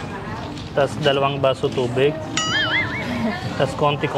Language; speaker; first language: Filipino; non-native, learner; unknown